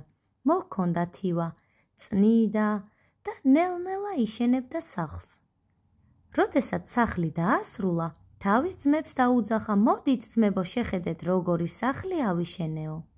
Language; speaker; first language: Georgian; native; Georgian